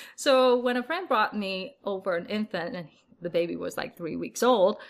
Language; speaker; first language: English; early bilingual, other home language; Vietnamese